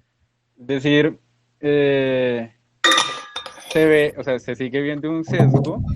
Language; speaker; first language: Spanish; native; Spanish